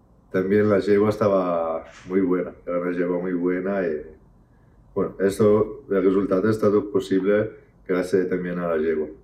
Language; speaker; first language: Spanish; non-native, fluent; Italian